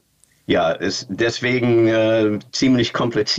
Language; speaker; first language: German; non-native, fluent; English